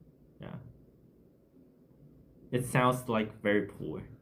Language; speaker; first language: English; non-native, learner; Chinese